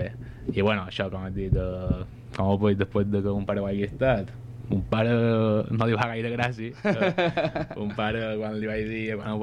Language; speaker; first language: Catalan; native; Catalan